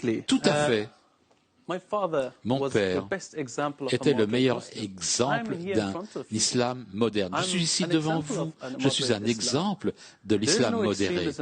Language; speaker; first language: French; non-native, fluent; Persian